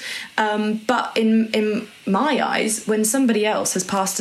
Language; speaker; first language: English; native; English